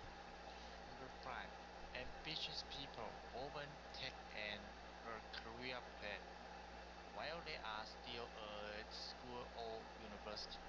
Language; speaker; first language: English; non-native, learner; Chinese